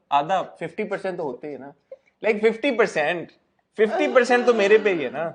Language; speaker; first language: Urdu; native; Urdu